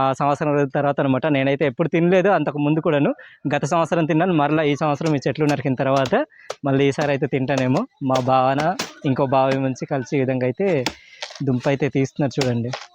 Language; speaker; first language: Telugu; non-native, local second language; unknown